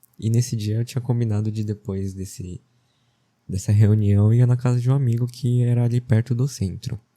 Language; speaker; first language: Portuguese; early bilingual, other home language; Japanese